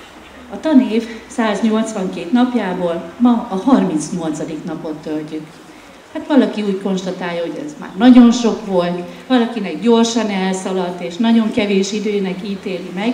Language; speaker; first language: Hungarian; native; Hungarian